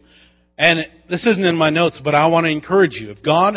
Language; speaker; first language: English; native; English